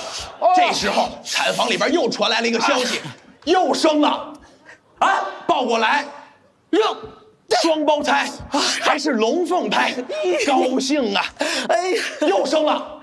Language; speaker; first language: Chinese; native; Chinese